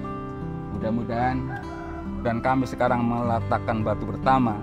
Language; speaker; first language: Indonesian; non-native, local second language; Javanese